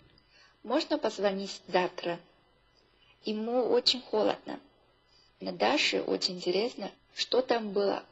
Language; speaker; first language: Russian; non-native, fluent; Chinese